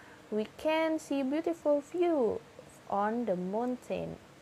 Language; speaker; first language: English; non-native, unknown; Indonesian